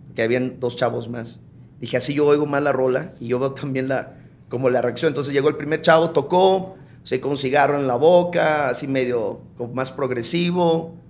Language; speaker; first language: Spanish; early bilingual, heritage; Spanish